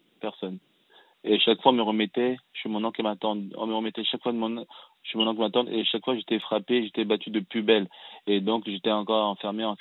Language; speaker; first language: French; early bilingual, other home language; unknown